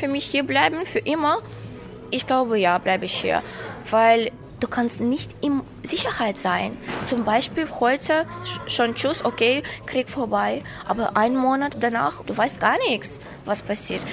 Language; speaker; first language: German; non-native, learner; Ukrainian